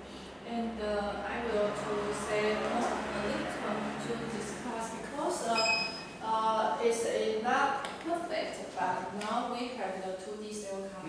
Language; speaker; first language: English; non-native, learner; Chinese